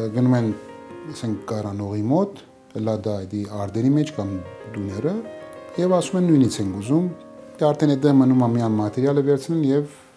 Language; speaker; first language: Armenian; early bilingual, heritage; Armenian